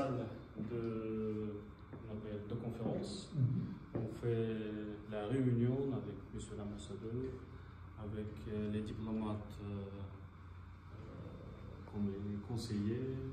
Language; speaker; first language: French; non-native, fluent; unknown